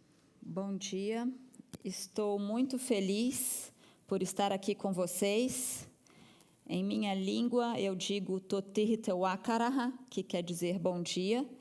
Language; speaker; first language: Portuguese; non-native, local second language; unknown